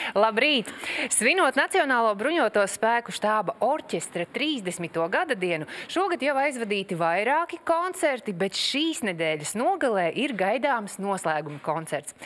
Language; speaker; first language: Latvian; native; Latvian